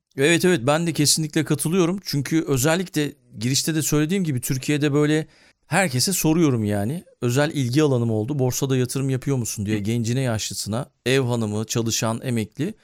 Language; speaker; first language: Turkish; native; Turkish